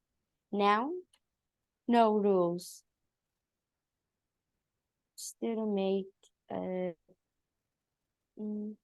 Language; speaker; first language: English; non-native, learner; Vietnamese